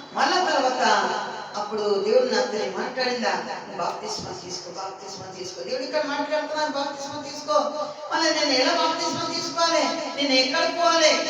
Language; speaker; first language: Telugu; non-native, learner; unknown